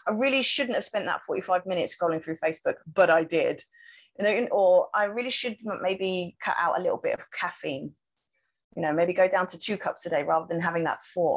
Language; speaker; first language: English; native; English